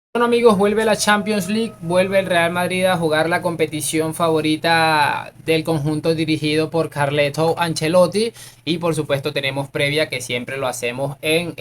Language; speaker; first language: Spanish; native; Spanish